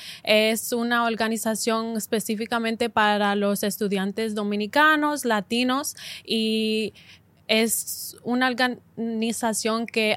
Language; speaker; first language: Spanish; early bilingual, heritage; Spanish